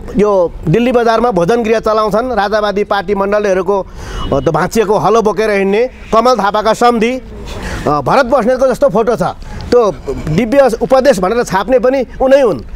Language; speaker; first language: Nepali; native; Nepali